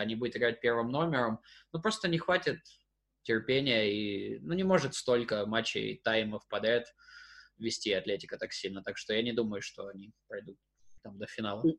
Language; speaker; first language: Russian; native; Russian